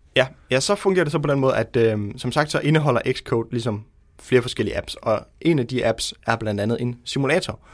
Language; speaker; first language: Danish; native; Danish